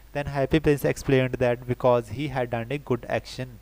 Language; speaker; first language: English; non-native, local second language; Punjabi